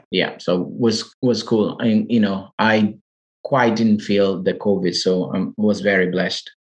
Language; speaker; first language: English; non-native, fluent; Portuguese